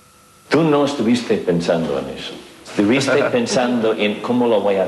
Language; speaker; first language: Spanish; non-native, fluent; English